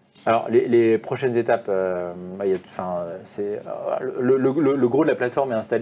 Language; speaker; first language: French; native; French